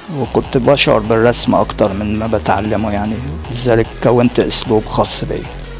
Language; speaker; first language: Arabic; native; Arabic